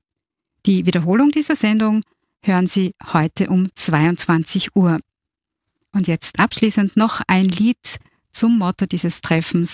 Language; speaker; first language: German; native; German